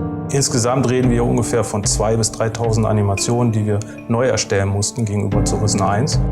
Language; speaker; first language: German; native; German